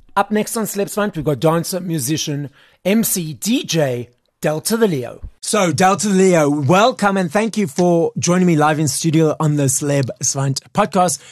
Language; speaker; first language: English; native; English